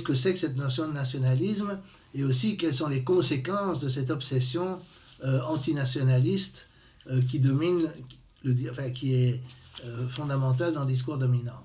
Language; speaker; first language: French; native; French